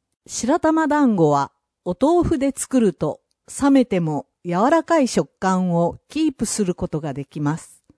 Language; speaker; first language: Japanese; native; Japanese